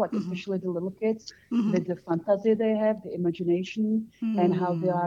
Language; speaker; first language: English; non-native, fluent; Czech